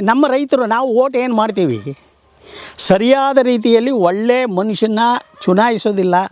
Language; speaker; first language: Kannada; native; Kannada